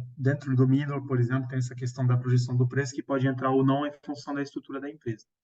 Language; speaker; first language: Portuguese; non-native, fluent; French